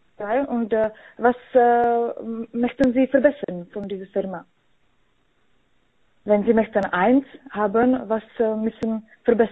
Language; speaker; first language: German; non-native, learner; Czech